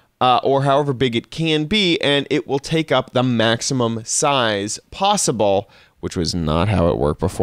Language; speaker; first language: English; native; English